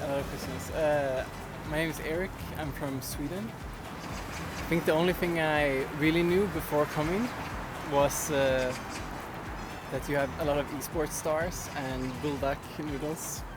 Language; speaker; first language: English; non-native, fluent; Swedish